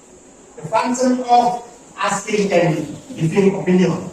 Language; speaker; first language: English; non-native, learner; Indonesian